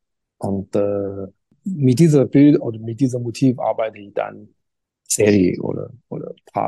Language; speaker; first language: German; non-native, learner; Chinese